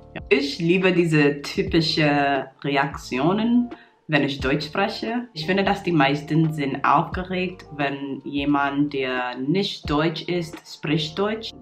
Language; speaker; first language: German; non-native, fluent; English